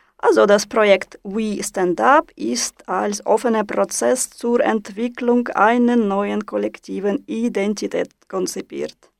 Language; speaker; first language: German; non-native, fluent; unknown